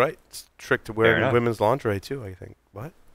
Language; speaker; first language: English; native; English